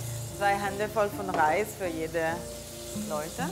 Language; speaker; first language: German; non-native, learner; Italian